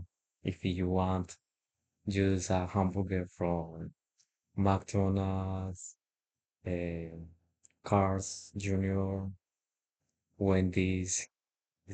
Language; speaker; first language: English; non-native, learner; Spanish